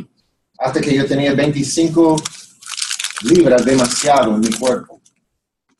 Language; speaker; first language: Spanish; non-native, fluent; English